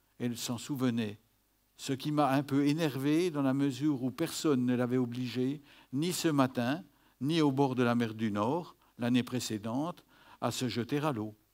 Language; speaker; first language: French; native; French